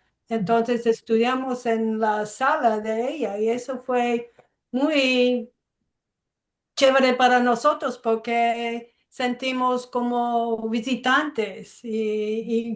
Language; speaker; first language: Spanish; non-native, fluent; English